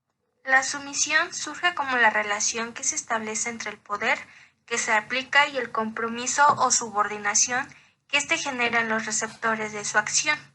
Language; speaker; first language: Spanish; native; Spanish